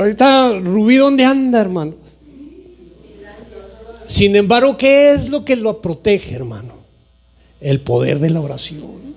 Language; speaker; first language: Spanish; native; Spanish